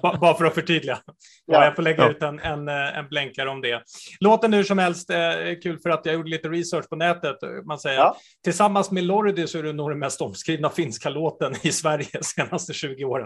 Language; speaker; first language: Swedish; native; Swedish